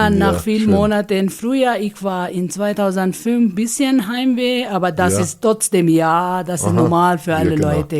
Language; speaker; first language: German; non-native, learner; Ladakhi